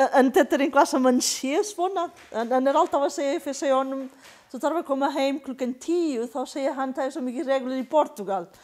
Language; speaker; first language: Icelandic; non-native, fluent; Portuguese